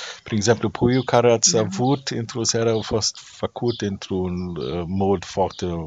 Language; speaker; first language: Romanian; non-native, learner; German